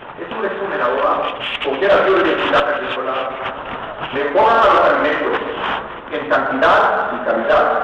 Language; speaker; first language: Spanish; non-native, fluent; Hebrew